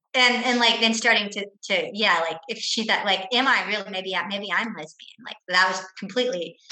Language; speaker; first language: English; native; English